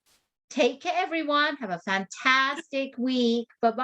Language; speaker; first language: English; native; English